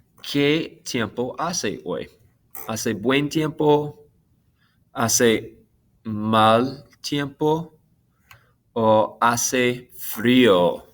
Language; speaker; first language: Spanish; non-native, fluent; English